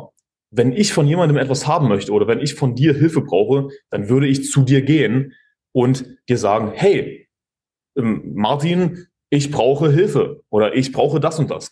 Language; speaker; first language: German; native; German